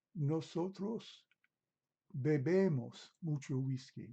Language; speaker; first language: Spanish; non-native, fluent; English